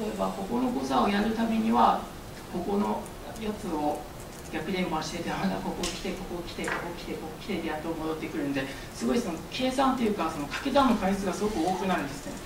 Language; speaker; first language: Japanese; early bilingual, other home language; Chinese